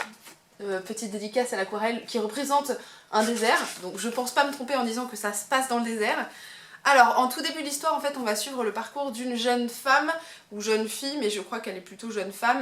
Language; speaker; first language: French; native; French